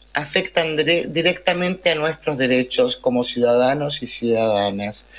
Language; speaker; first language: Spanish; native; Spanish